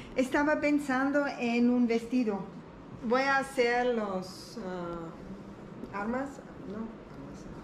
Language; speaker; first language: Spanish; non-native, learner; German